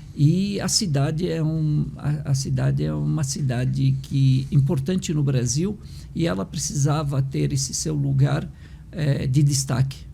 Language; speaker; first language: Portuguese; early bilingual, other home language; Arabic